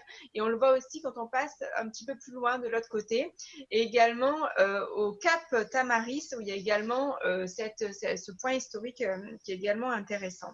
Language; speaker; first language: French; native; French